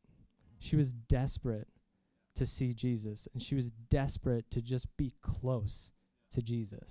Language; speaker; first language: English; native; English